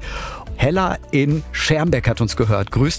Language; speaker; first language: German; native; German